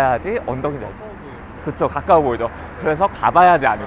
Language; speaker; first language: Korean; native; Korean